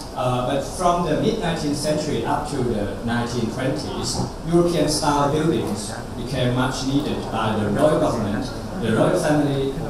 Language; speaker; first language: English; non-native, fluent; Thai